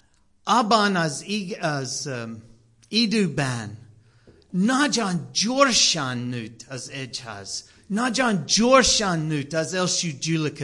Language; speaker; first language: Hungarian; non-native, learner; English